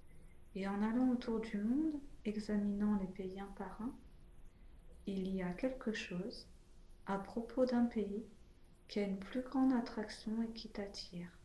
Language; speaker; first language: French; native; French